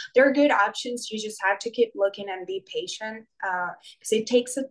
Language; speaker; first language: English; non-native, fluent; Spanish